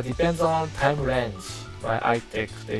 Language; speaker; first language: English; non-native, learner; Japanese